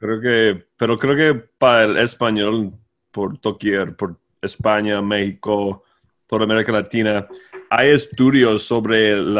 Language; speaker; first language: Spanish; non-native, fluent; English